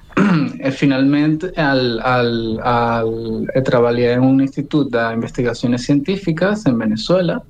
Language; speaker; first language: Catalan; non-native, learner; Spanish